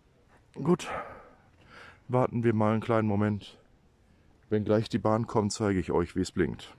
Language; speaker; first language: German; native; German